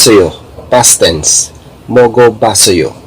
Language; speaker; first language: Korean; non-native, learner; Filipino